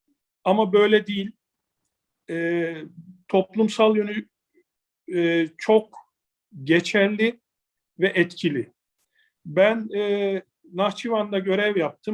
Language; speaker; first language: Turkish; native; Turkish